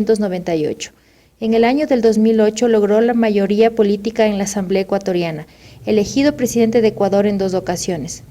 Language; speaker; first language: Spanish; native; Spanish